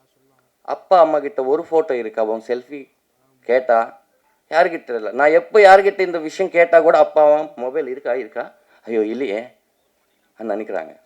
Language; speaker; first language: Tamil; non-native, learner; Telugu